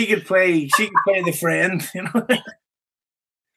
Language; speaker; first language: English; native; English